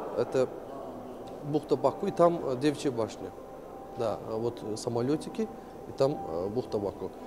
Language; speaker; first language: Russian; non-native, local second language; Azerbaijani